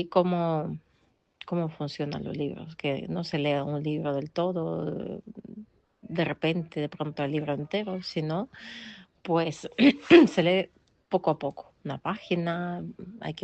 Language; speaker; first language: Spanish; non-native, fluent; Russian